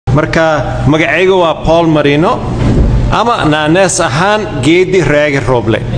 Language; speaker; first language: Somali; non-native, learner; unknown